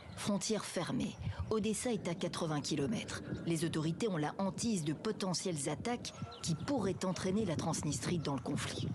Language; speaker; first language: French; native; French